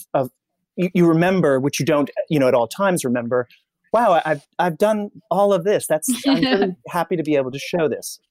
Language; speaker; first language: English; native; English